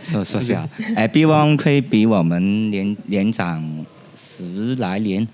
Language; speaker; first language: Chinese; non-native, local second language; Cantonese